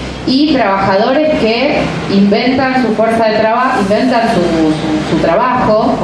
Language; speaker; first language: Spanish; native; Spanish